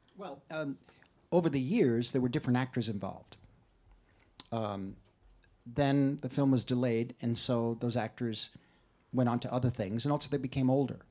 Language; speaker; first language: English; native; English